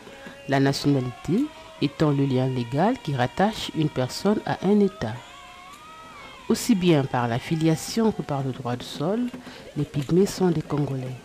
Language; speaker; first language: French; non-native, local second language; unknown